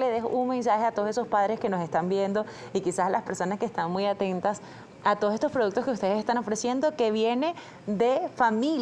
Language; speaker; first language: Spanish; native; Spanish